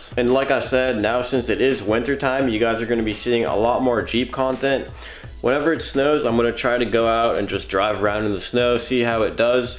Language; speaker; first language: English; native; English